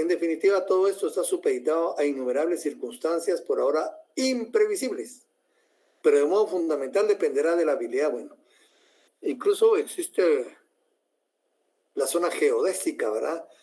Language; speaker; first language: Spanish; native; Spanish